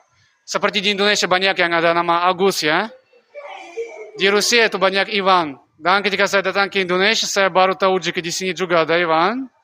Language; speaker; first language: Indonesian; non-native, learner; Russian